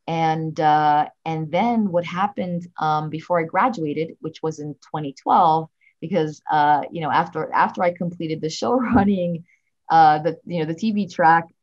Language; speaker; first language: English; native; English